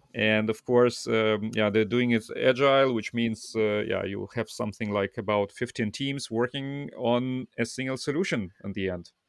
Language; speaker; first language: English; non-native, fluent; Russian